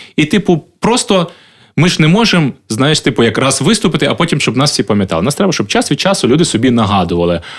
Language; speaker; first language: Ukrainian; native; Ukrainian